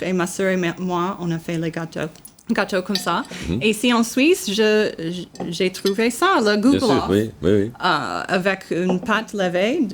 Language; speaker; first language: French; non-native, learner; English